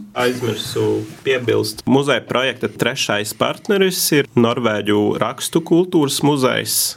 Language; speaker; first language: Latvian; non-native, fluent; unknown